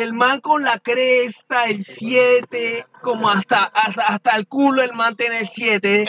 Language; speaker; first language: Spanish; native; Spanish